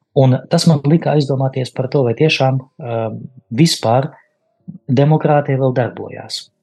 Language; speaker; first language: Latvian; non-native, local second language; Russian